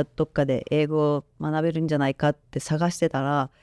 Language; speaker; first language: Japanese; non-native, local second language; English